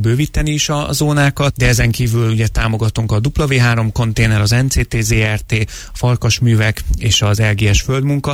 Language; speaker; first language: Hungarian; native; Hungarian